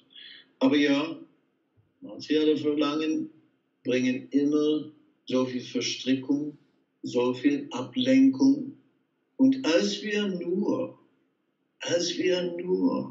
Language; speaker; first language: German; non-native, fluent; Dutch